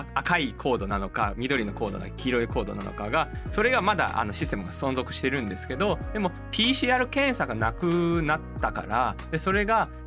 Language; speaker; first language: Japanese; non-native, fluent; Chinese